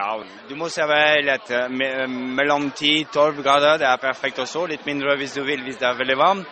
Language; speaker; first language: Norwegian; non-native, fluent; French